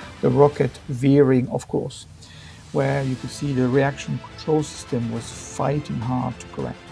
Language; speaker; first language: English; non-native, fluent; French